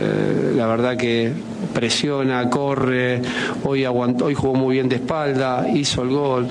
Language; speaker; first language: Spanish; native; Spanish